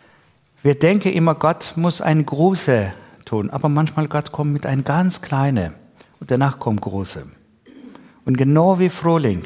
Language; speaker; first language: German; non-native, learner; Persian